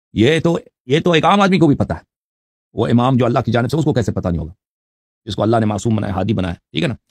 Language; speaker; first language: Urdu; native; Urdu